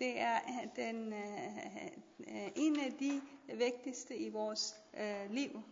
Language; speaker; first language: Danish; non-native, learner; Persian